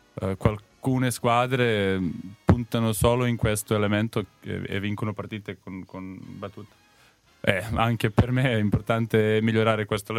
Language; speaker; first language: Italian; non-native, learner; Serbian